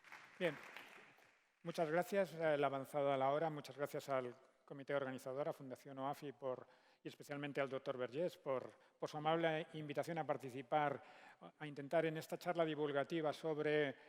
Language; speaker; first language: Spanish; native; Spanish